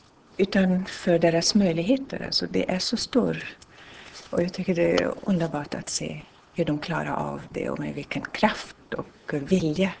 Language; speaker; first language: Swedish; non-native, fluent; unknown